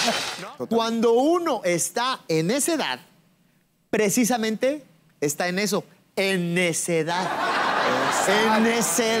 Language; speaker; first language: Spanish; native; Spanish